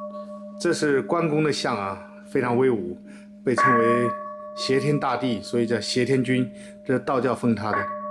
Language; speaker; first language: Chinese; native; Chinese